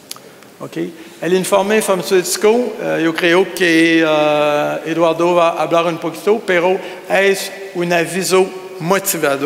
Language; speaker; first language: Spanish; non-native, learner; French